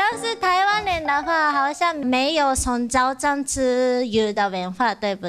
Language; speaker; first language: Chinese; non-native, fluent; Japanese